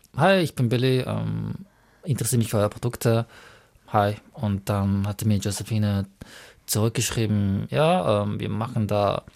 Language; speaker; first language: German; early bilingual, other home language; Mongolian